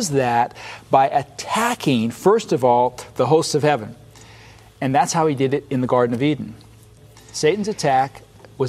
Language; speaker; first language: English; native; English